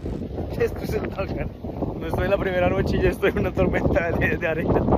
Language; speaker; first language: Spanish; native; Spanish